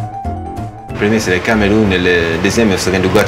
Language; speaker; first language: French; native; French